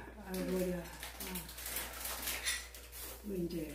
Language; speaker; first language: Korean; native; Korean